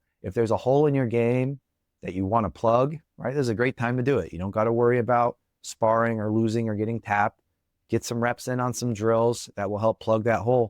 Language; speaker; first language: English; native; English